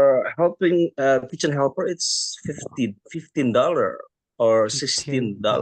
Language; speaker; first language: English; non-native, learner; Indonesian